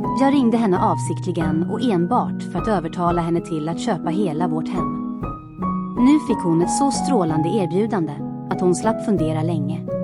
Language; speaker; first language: Swedish; non-native, fluent; Croatian